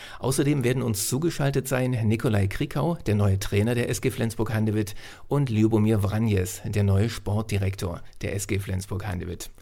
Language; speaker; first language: German; native; German